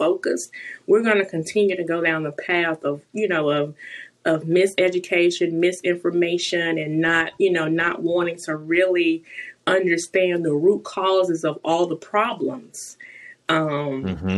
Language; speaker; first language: English; native; English